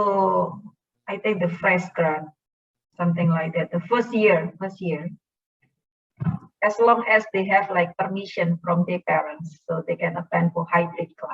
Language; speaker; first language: English; non-native, fluent; Indonesian